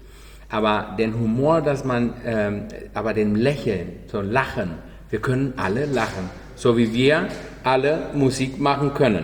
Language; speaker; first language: German; non-native, learner; Spanish